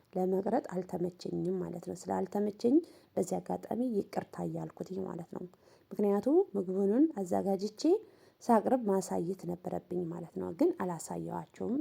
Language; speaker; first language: Amharic; non-native, local second language; Tigrinya